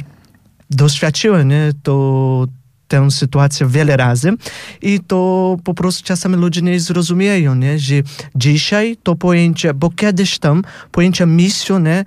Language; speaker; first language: Polish; non-native, fluent; Portuguese